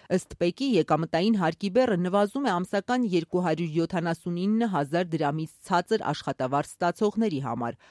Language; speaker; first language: Armenian; native; Armenian